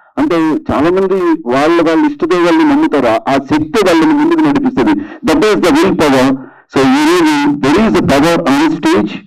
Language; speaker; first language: Telugu; native; Telugu